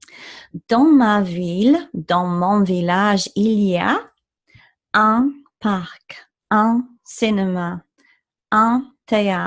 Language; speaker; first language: French; non-native, fluent; English